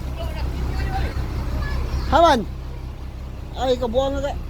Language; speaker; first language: Filipino; non-native, local second language; Cebuano